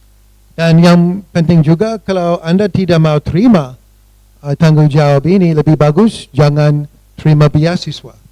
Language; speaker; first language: Indonesian; non-native, fluent; English